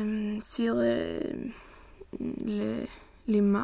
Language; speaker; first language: French; non-native, learner; Swedish